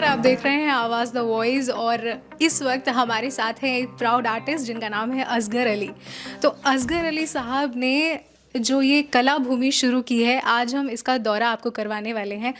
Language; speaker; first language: Hindi; native; Hindi